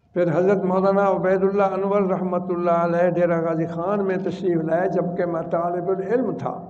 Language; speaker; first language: Urdu; non-native, local second language; Saraiki